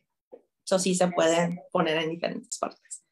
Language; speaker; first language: Spanish; early bilingual, heritage; Spanish